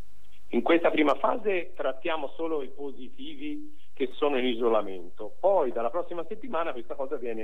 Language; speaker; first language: Italian; native; Italian